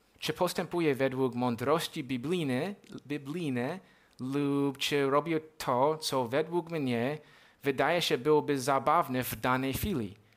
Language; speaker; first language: Polish; non-native, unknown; English